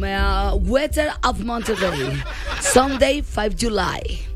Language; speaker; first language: English; non-native, learner; Spanish